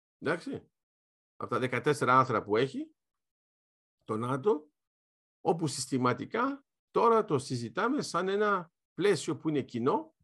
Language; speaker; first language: Greek; early bilingual, heritage; Greek